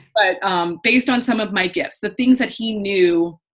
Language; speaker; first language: English; native; English